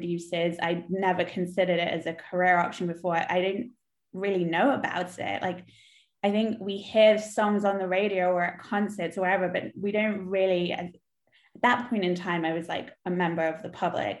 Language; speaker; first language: English; native; English